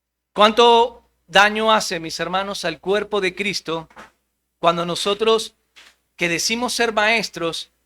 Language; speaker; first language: Spanish; native; Spanish